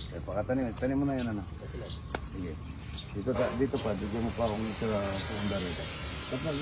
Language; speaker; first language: Filipino; non-native, local second language; Pampanga